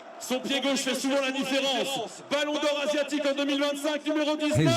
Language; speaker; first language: French; native; French